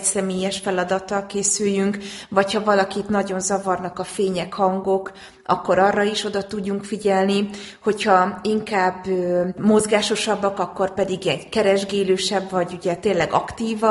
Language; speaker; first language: Hungarian; native; Hungarian